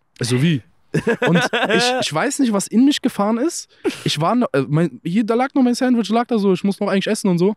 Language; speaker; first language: German; early bilingual, other home language; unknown